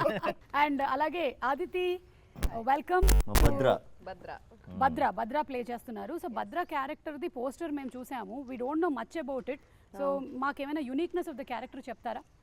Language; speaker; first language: Telugu; native; Telugu